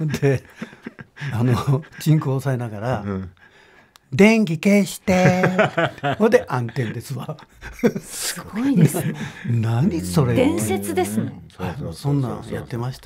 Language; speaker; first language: Japanese; native; Japanese